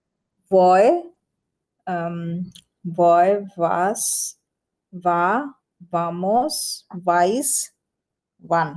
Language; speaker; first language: Spanish; non-native, learner; Bangla